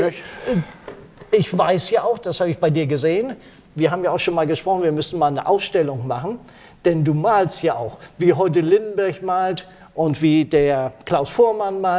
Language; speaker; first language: German; native; German